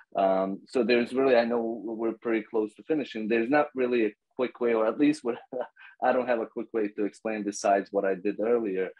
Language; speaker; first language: English; non-native, fluent; Bosnian